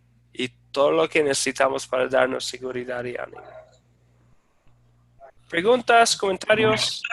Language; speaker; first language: Spanish; non-native, fluent; English